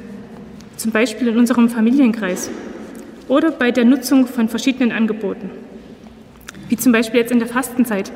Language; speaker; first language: German; native; German